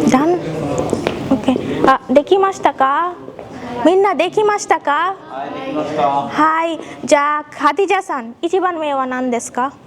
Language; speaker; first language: Japanese; non-native, fluent; Bangla